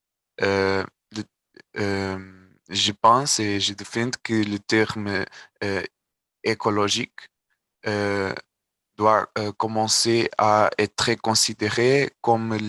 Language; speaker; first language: French; non-native, learner; Portuguese